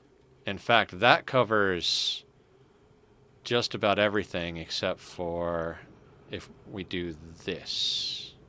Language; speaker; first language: English; native; English